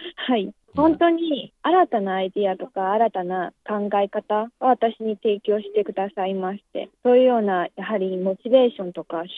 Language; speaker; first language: Japanese; non-native, fluent; Chinese